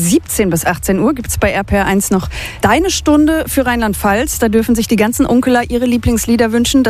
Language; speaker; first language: German; native; German